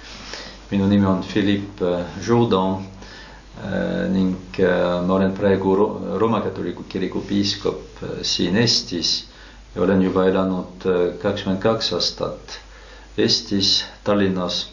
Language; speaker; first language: Estonian; non-native, fluent; French